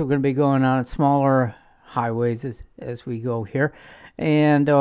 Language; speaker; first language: English; native; English